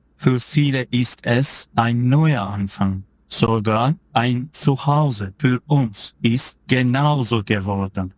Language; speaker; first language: German; non-native, fluent; Turkish